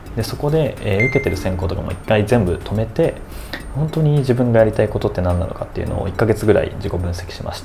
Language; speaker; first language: Japanese; native; Japanese